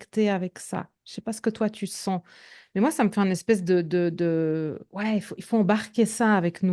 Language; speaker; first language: French; native; French